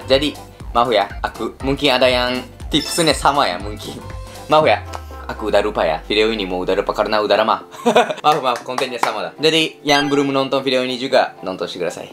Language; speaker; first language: Indonesian; non-native, learner; Japanese